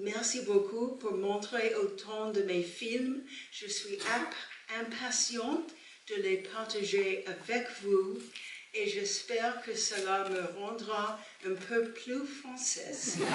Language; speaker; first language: French; non-native, learner; English